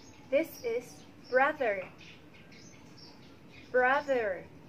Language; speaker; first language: English; non-native, fluent; Indonesian